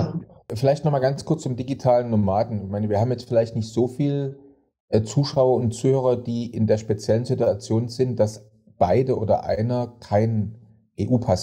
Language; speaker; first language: German; native; German